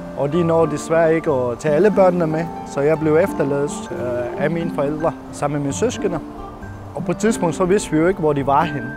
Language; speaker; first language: Danish; non-native, fluent; Persian